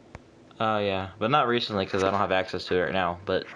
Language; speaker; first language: English; native; English